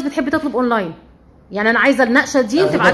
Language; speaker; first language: Arabic; native; Arabic